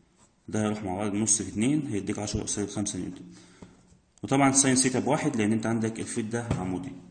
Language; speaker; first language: Arabic; native; Arabic